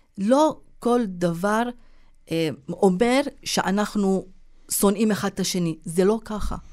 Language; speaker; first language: Hebrew; non-native, local second language; Arabic